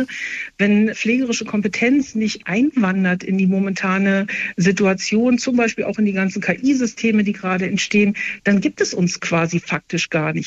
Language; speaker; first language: German; native; German